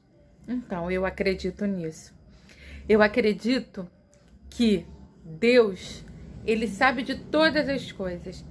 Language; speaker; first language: Portuguese; native; Portuguese